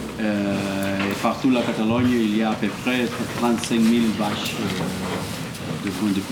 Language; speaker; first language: French; non-native, learner; Catalan